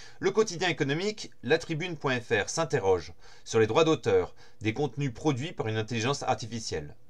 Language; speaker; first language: French; native; French